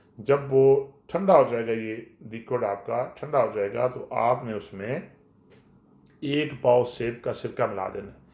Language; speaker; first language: Urdu; non-native, local second language; Punjabi